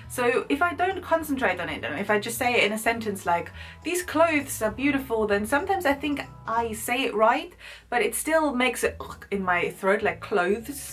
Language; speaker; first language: English; non-native, fluent; German